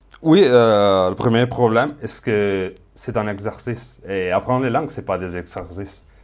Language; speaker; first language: French; non-native, fluent; Spanish